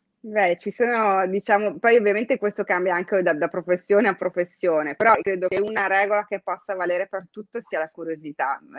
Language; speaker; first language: Italian; native; Italian